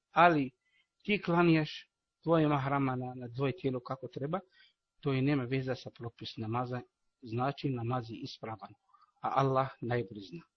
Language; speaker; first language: Bosnian; non-native, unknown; Arabic